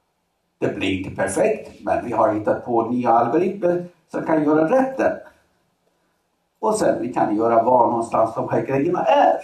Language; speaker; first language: Swedish; non-native, fluent; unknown